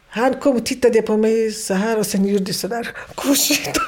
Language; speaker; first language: Swedish; non-native, fluent; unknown